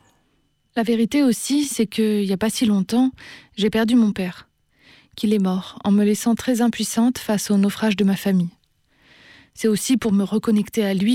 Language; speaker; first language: French; native; French